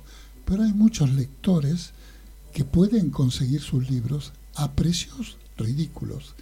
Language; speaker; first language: Spanish; native; Spanish